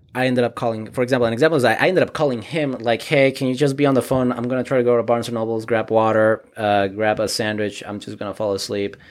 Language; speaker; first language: English; early bilingual, other home language; Spanish